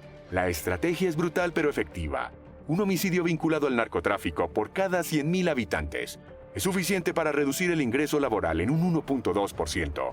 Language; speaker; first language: Spanish; native; Spanish